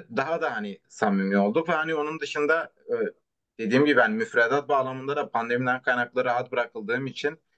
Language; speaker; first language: Turkish; non-native, local second language; Kurdish